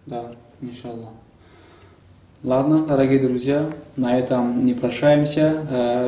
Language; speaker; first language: Russian; non-native, local second language; Tajik